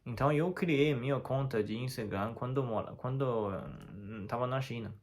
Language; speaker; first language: Portuguese; non-native, fluent; Chinese